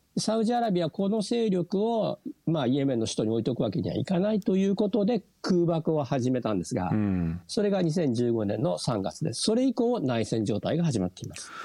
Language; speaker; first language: Japanese; native; Japanese